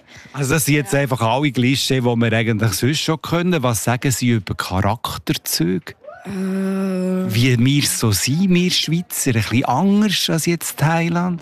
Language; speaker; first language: German; native; German